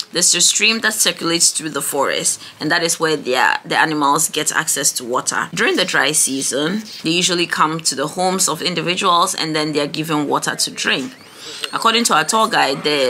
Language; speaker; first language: English; non-native, local second language; Ewe